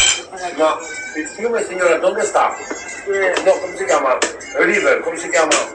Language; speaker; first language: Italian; non-native, learner; Albanian